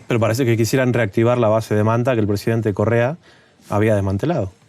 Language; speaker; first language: Spanish; native; Spanish